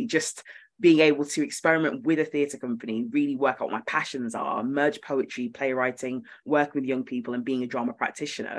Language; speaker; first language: English; native; English